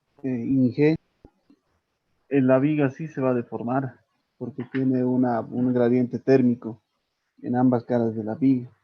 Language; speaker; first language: Spanish; native; Spanish